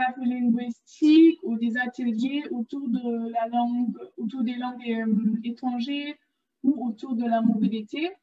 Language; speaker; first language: French; non-native, fluent; German